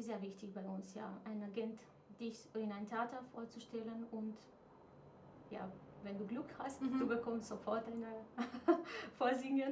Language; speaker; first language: German; non-native, fluent; Macedonian